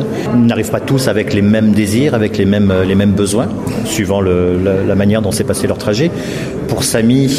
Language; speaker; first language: French; native; French